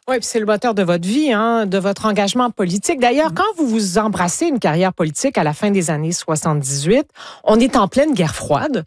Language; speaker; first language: French; native; French